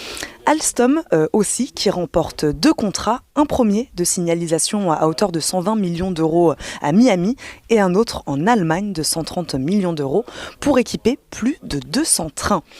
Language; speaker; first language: French; native; French